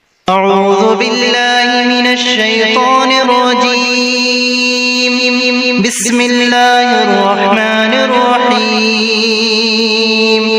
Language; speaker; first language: Arabic; native; Arabic